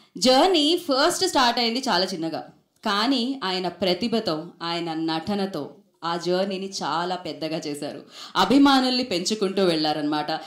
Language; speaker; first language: Telugu; native; Telugu